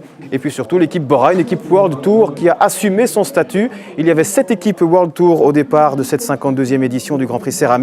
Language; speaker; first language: French; native; French